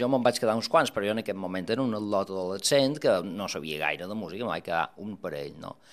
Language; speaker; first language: Catalan; non-native, local second language; Spanish